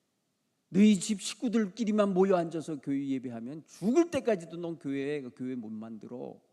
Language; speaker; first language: Korean; native; Korean